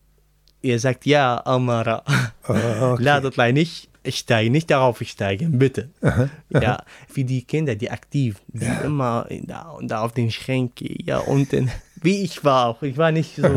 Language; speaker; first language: German; non-native, learner; Arabic